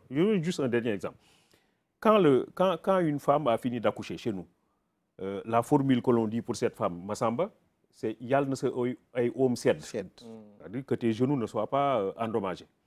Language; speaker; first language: French; non-native, local second language; Wolof